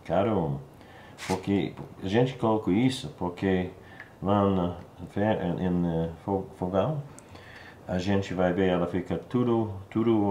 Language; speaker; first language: Portuguese; non-native, learner; English